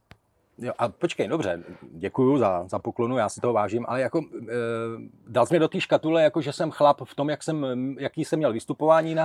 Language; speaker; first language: Czech; native; Czech